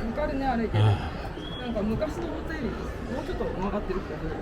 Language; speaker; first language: Japanese; native; Japanese